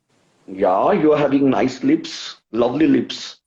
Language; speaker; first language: English; non-native, local second language; Hindi